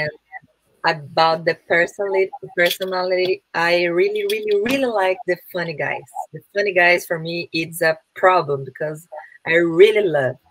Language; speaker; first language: English; non-native, learner; Portuguese